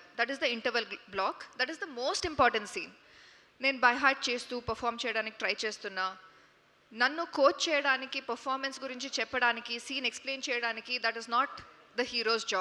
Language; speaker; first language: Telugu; non-native, fluent; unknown